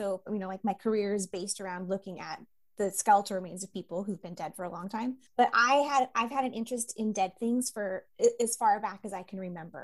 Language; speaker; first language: English; native; English